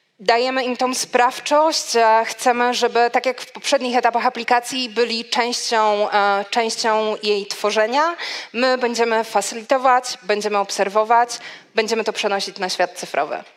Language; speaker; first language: Polish; native; Polish